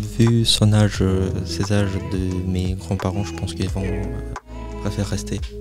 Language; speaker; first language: French; non-native, fluent; Russian